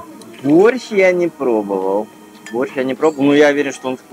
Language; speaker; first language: Russian; native; Russian